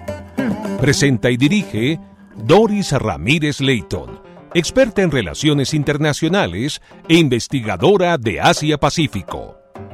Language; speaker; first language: Spanish; native; Spanish